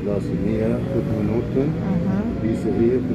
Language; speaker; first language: German; non-native, learner; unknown